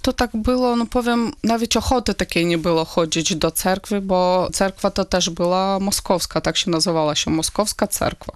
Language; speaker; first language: Polish; non-native, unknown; Russian